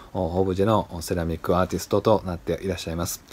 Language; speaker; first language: Japanese; native; Japanese